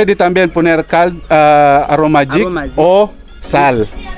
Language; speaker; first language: Spanish; non-native, learner; Filipino